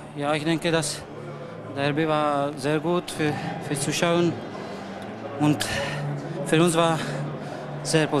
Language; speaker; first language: German; non-native, learner; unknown